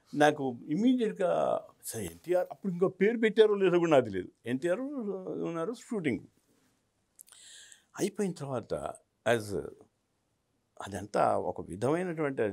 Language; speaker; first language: Telugu; native; Telugu